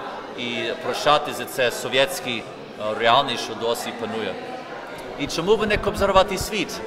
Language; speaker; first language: Ukrainian; early bilingual, heritage; Ukrainian